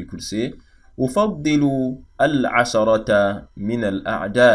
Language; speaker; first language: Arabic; non-native, fluent; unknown